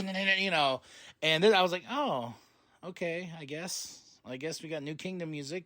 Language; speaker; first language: English; native; English